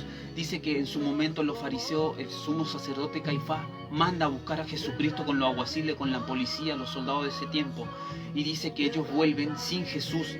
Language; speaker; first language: Spanish; native; Spanish